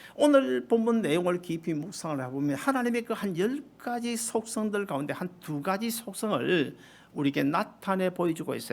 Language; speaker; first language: Korean; native; Korean